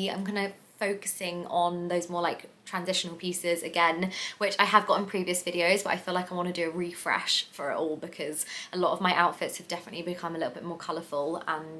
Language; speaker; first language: English; native; English